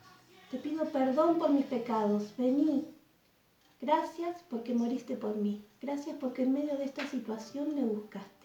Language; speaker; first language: Spanish; native; Spanish